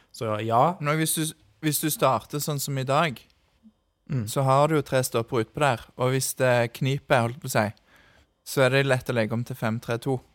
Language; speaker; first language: Norwegian; native; Norwegian